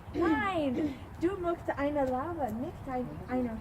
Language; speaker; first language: German; non-native, learner; English